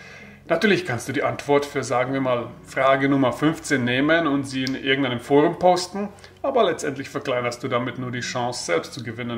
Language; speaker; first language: German; native; German